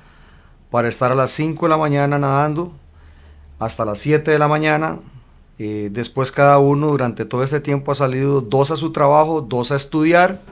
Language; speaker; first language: Spanish; native; Spanish